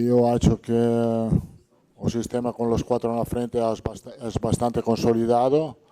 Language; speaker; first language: Portuguese; non-native, fluent; Italian